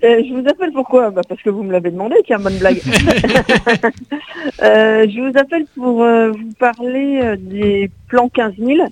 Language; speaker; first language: French; native; French